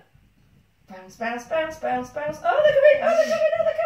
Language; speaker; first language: English; native; English